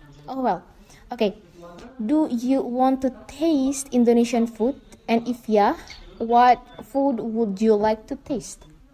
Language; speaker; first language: English; non-native, fluent; Indonesian